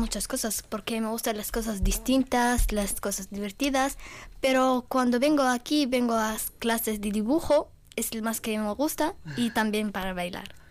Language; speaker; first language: Spanish; non-native, learner; Ukrainian